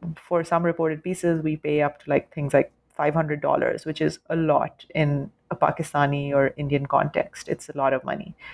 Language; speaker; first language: English; non-native, local second language; Urdu